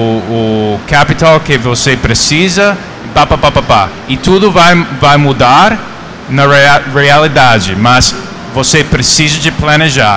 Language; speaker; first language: Portuguese; non-native, fluent; English